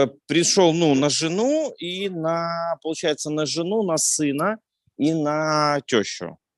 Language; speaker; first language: Russian; native; Russian